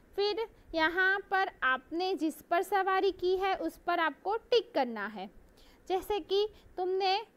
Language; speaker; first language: Hindi; non-native, local second language; Gujarati